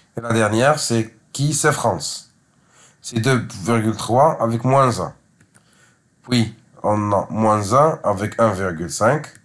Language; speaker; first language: French; non-native, local second language; Arabic